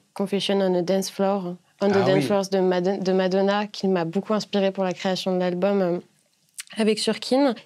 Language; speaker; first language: French; native; French